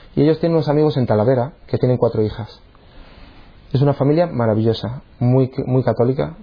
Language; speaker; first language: Spanish; native; Spanish